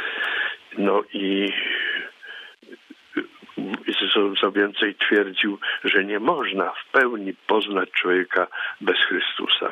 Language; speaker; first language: Polish; native; Polish